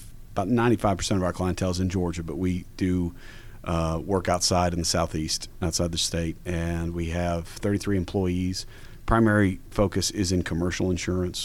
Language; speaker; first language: English; native; English